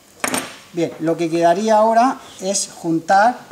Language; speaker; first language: Spanish; native; Spanish